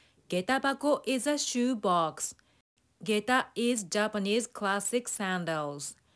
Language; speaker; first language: English; non-native, fluent; Japanese